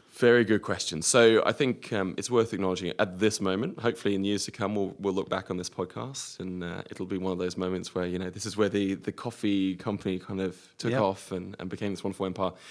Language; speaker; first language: English; native; English